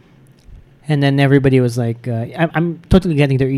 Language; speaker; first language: English; non-native, local second language; Filipino